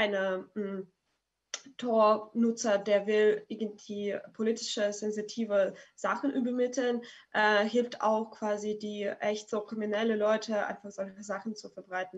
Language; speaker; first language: German; non-native, fluent; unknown